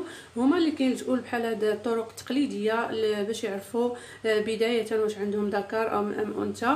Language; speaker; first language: Arabic; native; Arabic